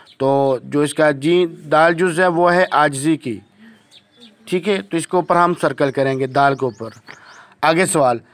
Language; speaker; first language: Urdu; native; Urdu